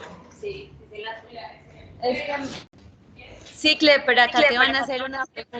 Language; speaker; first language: Spanish; native; Spanish